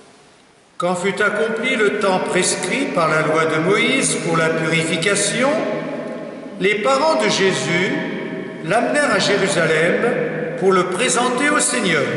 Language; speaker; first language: French; native; French